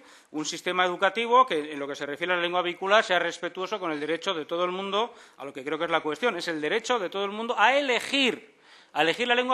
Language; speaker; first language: Spanish; native; Spanish